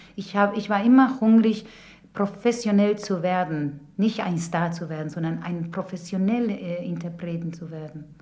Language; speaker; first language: German; non-native, fluent; Spanish